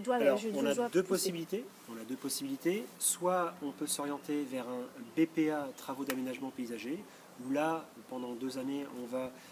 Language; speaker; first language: French; native; French